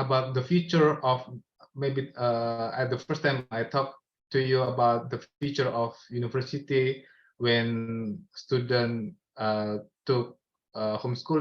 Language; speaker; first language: English; non-native, learner; Indonesian